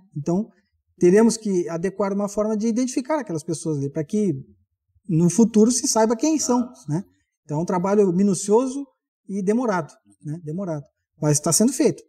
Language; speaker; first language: Portuguese; native; Portuguese